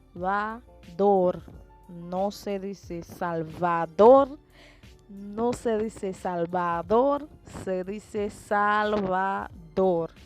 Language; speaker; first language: Spanish; non-native, fluent; Haitian Creole